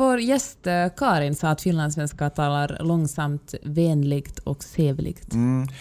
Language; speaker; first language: Swedish; native; Swedish